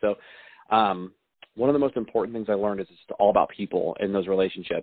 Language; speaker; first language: English; native; English